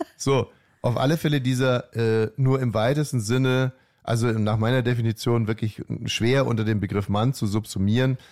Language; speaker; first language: German; early bilingual, other home language; Hungarian